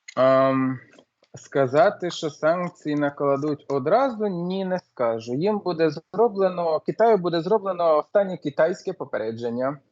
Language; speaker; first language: Ukrainian; non-native, local second language; Russian